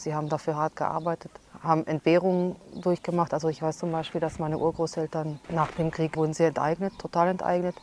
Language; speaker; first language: German; early bilingual, other home language; Hungarian